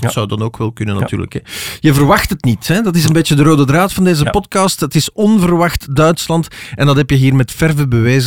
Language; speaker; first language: Dutch; native; Dutch